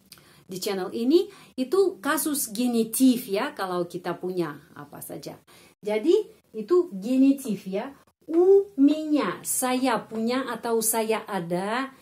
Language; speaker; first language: Indonesian; non-native, fluent; Russian